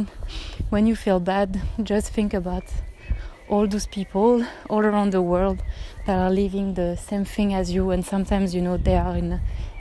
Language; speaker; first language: English; non-native, fluent; French